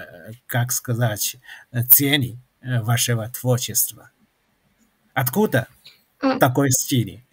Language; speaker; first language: Russian; non-native, fluent; Chinese